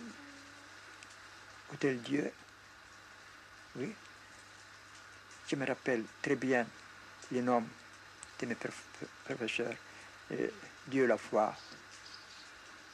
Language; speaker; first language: French; non-native, fluent; Greek